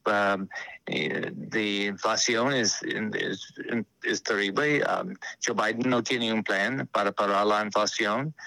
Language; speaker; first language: Spanish; non-native, learner; English